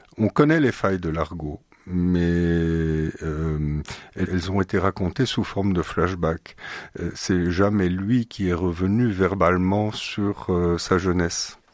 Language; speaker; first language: French; native; French